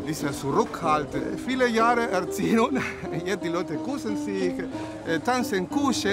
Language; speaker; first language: German; non-native, fluent; Spanish